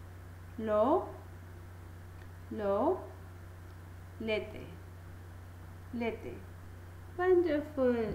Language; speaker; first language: French; non-native, fluent; Hindi